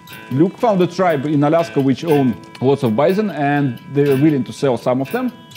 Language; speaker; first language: English; non-native, fluent; Russian